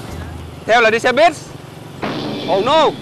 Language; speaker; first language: Vietnamese; native; Vietnamese